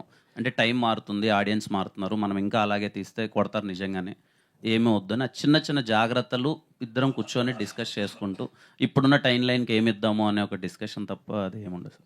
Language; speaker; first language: Telugu; native; Telugu